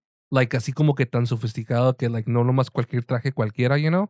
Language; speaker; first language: Spanish; early bilingual, heritage; Spanish